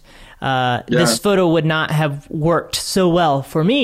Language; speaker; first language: English; native; English